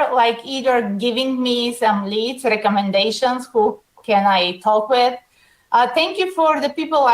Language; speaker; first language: English; non-native, fluent; Bulgarian